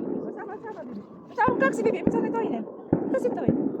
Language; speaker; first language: Finnish; non-native, learner; Filipino